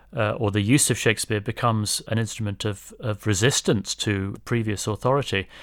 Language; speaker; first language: English; native; English